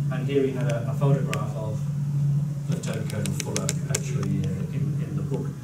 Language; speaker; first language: English; native; English